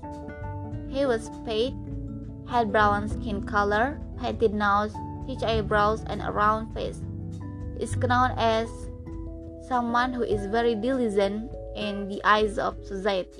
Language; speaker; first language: English; non-native, learner; Indonesian